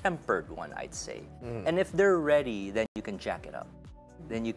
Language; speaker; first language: English; non-native, local second language; Hiligaynon